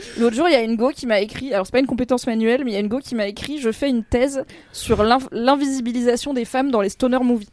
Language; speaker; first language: French; native; French